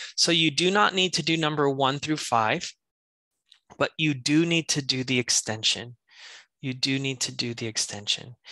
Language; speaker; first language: English; native; English